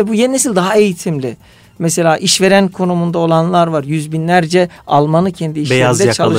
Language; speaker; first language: Turkish; native; Turkish